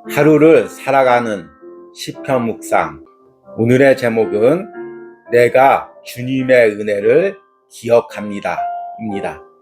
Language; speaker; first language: Korean; native; Korean